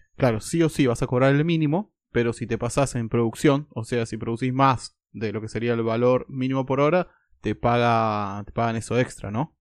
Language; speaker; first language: Spanish; native; Spanish